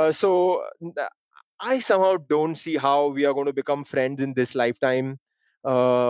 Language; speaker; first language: English; non-native, local second language; Hindi